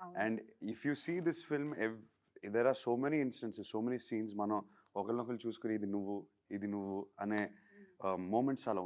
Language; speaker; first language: Telugu; native; Telugu